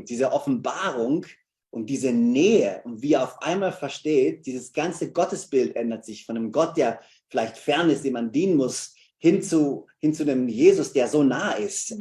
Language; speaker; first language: German; native; German